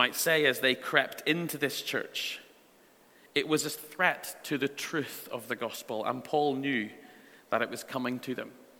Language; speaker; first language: English; native; English